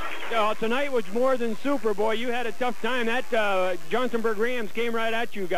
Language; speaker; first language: English; native; English